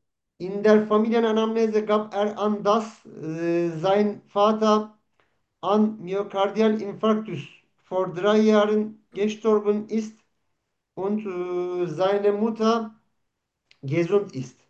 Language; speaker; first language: German; non-native, learner; Turkish